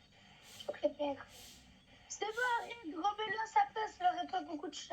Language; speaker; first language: French; native; French